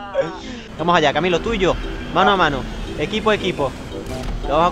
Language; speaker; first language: Spanish; native; Spanish